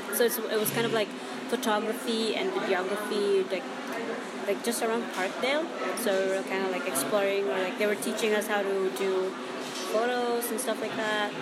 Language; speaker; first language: English; non-native, local second language; Cebuano